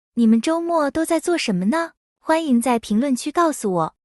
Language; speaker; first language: Chinese; non-native, fluent; Thai